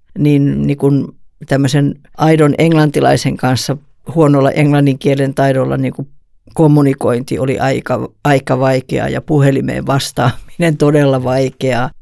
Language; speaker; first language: Finnish; native; Finnish